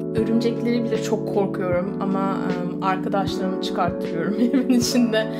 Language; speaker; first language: Turkish; early bilingual, heritage; Turkish